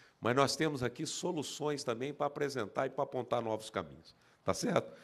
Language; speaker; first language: Portuguese; native; Portuguese